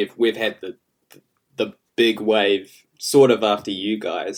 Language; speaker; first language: English; native; English